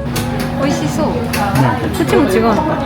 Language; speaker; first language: Japanese; native; Japanese